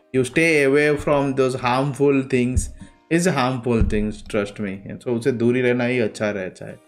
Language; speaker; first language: Hindi; non-native, local second language; Odia